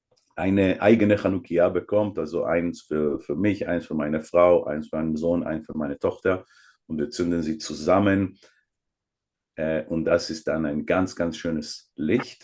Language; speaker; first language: German; non-native, fluent; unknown